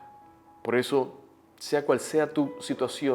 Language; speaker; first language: Spanish; native; Spanish